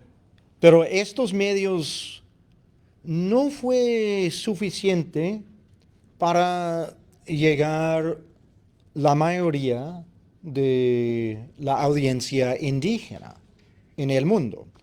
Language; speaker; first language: Spanish; non-native, fluent; English